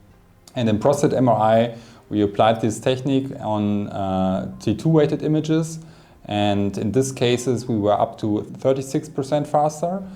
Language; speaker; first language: English; non-native, fluent; German